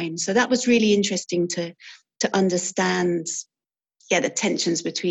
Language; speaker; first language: English; native; English